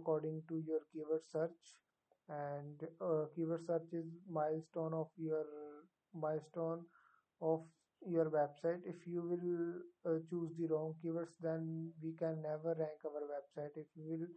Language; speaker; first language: English; non-native, local second language; Punjabi